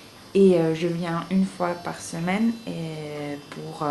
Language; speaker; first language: French; non-native, learner; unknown